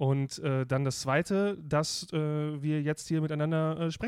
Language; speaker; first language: German; native; German